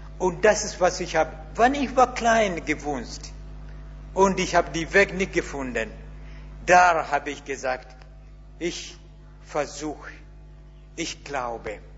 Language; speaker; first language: German; non-native, learner; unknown